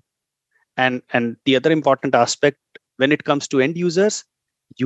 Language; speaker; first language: English; non-native, local second language; Hindi